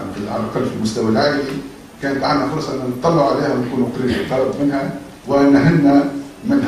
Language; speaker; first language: Arabic; native; Arabic